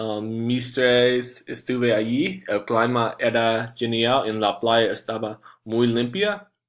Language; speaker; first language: Spanish; non-native, learner; English